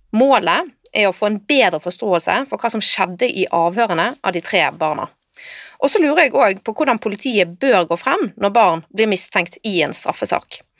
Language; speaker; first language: Norwegian; native; Norwegian